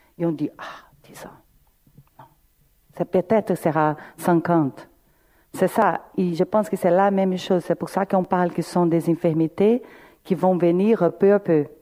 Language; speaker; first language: French; non-native, fluent; Portuguese